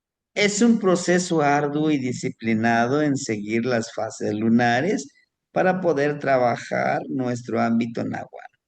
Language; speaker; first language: Spanish; native; Spanish